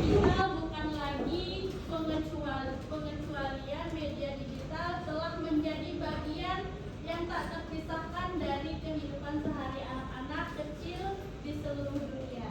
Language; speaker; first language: Indonesian; native; Indonesian